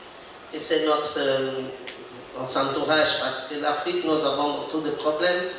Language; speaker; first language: French; non-native, learner; Portuguese